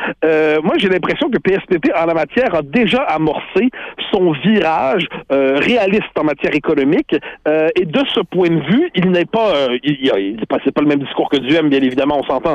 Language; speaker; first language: French; native; French